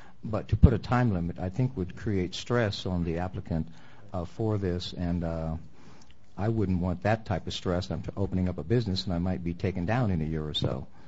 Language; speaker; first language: English; native; English